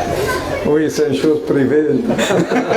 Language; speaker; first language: French; non-native, fluent; Italian